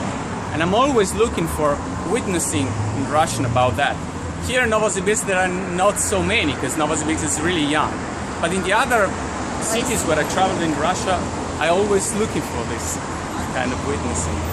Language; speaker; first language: English; non-native, fluent; Italian